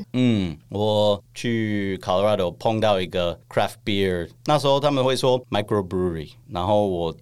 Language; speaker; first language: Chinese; non-native, fluent; English